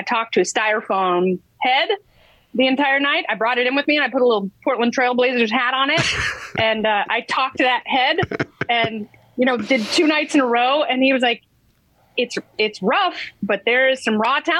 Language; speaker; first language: English; native; English